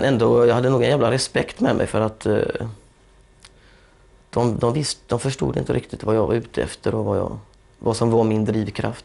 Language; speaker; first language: Swedish; native; Swedish